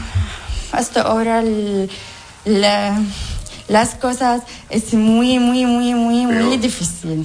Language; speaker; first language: Spanish; non-native, learner; Arabic